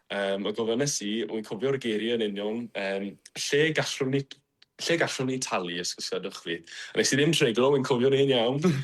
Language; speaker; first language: Welsh; non-native, fluent; English